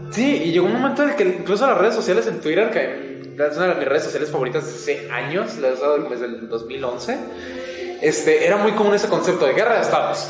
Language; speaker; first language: Spanish; native; Spanish